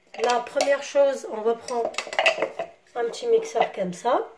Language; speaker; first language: French; non-native, local second language; Arabic